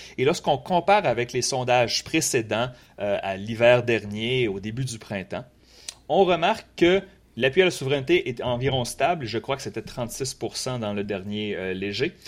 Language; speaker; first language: French; native; French